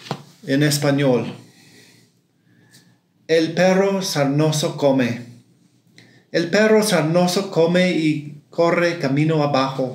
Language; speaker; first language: Spanish; non-native, fluent; English